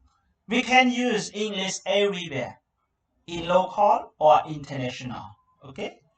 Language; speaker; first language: English; non-native, learner; Khmer